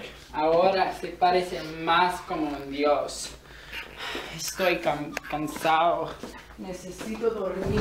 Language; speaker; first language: Spanish; non-native, learner; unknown